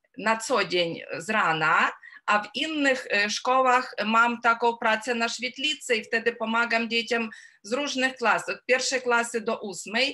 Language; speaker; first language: Polish; non-native, fluent; Ukrainian